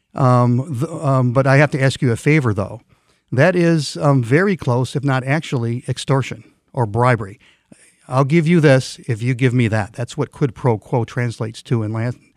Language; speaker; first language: English; non-native, fluent; Swedish